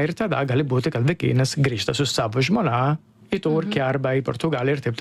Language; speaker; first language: Lithuanian; non-native, fluent; Italian